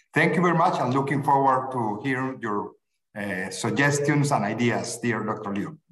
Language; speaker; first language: English; non-native, fluent; Spanish